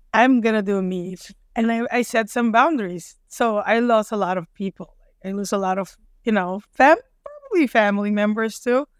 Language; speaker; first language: English; non-native, local second language; Filipino